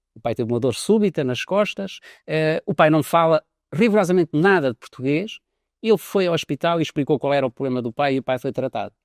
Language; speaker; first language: Portuguese; native; Portuguese